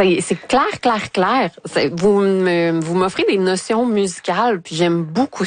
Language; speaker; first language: French; native; French